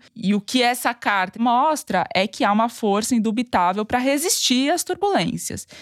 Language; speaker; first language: Portuguese; native; Portuguese